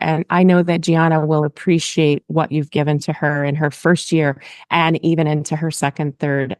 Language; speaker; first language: English; native; English